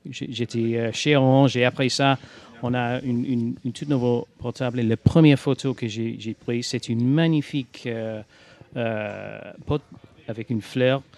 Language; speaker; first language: French; non-native, fluent; English